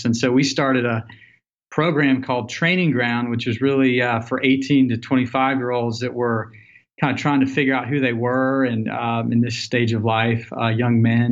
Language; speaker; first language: English; native; English